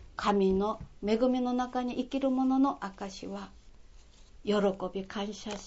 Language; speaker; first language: Japanese; non-native, fluent; Korean